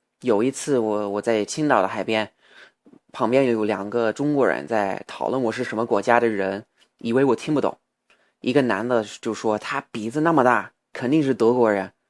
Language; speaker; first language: Chinese; non-native, fluent; English